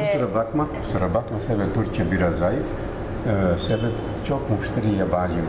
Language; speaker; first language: Turkish; non-native, learner; Bosnian